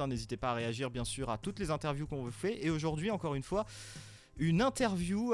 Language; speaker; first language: French; native; French